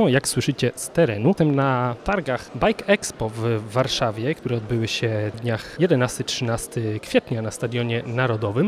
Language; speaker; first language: Polish; native; Polish